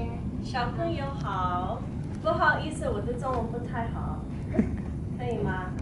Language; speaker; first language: Chinese; non-native, learner; English